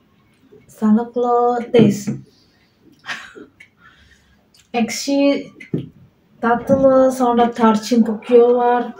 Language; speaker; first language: Turkish; non-native, learner; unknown